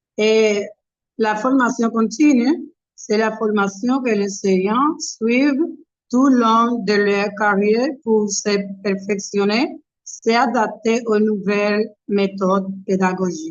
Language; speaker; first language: French; non-native, learner; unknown